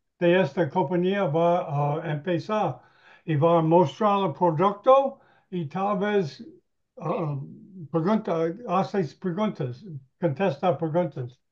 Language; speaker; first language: Spanish; non-native, learner; English